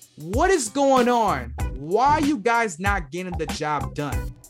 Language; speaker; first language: English; native; English